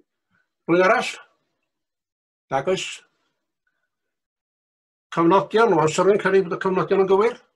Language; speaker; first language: Welsh; native; Welsh